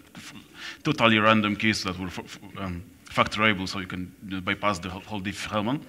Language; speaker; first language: English; non-native, fluent; Polish